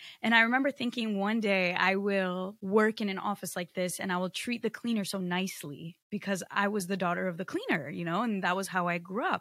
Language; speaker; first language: English; early bilingual, other home language; Portuguese